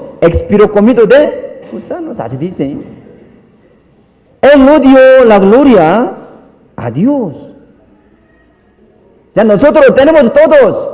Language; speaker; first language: Spanish; non-native, learner; Korean